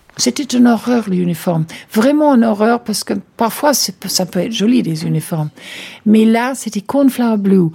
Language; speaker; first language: French; non-native, fluent; English